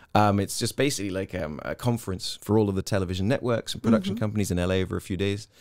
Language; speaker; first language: English; native; English